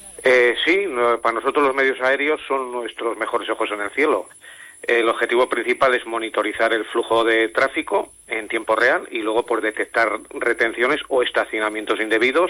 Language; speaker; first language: Spanish; native; Spanish